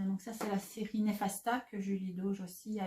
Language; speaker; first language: French; native; French